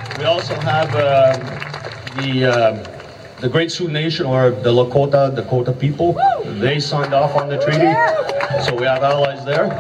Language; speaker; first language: English; native; English